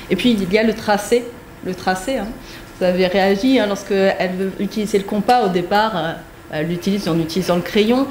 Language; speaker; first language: French; native; French